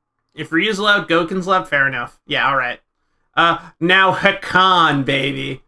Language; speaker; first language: English; native; English